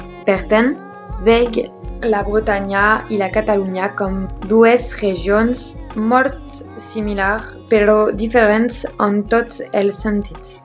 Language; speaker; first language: Catalan; non-native, learner; French